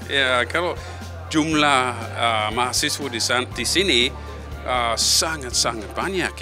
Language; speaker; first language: Indonesian; non-native, fluent; English